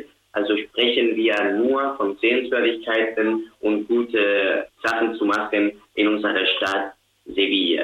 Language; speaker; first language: German; non-native, learner; Spanish